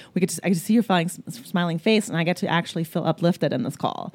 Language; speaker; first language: English; early bilingual, other home language; German